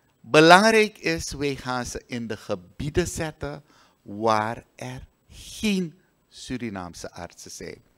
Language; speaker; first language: Dutch; native; Dutch